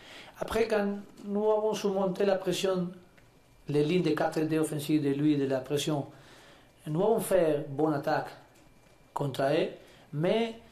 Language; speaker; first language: French; non-native, learner; Spanish